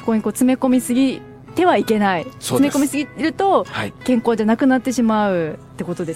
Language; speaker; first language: Japanese; native; Japanese